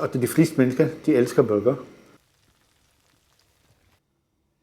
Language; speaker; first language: Danish; non-native, fluent; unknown